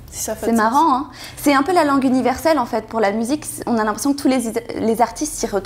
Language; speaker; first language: French; native; French